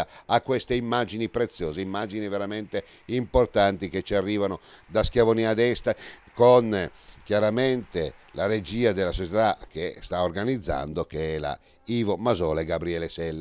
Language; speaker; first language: Italian; native; Italian